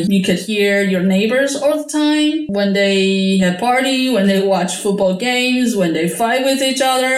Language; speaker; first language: English; non-native, fluent; Chinese